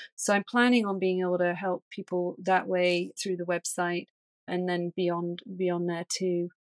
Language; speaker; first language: English; native; English